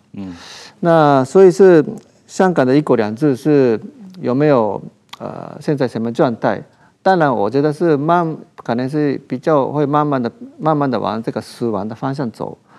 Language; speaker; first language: Chinese; non-native, fluent; Japanese